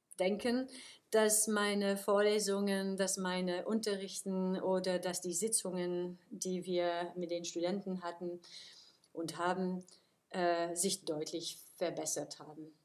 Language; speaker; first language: German; non-native, fluent; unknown